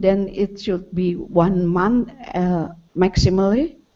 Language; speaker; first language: English; non-native, learner; Indonesian